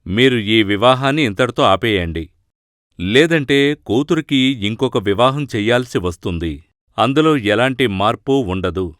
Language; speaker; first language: Telugu; non-native, fluent; Malayalam